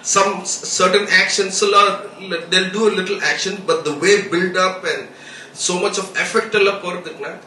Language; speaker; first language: English; non-native, local second language; Tamil